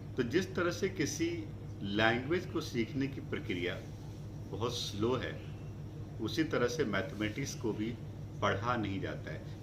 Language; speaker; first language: Hindi; native; Hindi